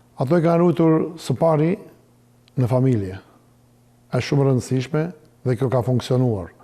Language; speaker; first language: Albanian; native; Albanian